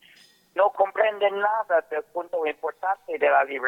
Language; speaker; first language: Spanish; non-native, fluent; English